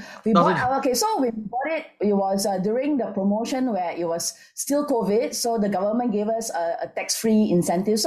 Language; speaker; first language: English; non-native, local second language; Min Nan Chinese